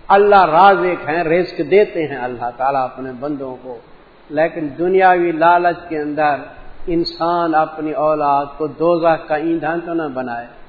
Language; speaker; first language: Urdu; non-native, local second language; Punjabi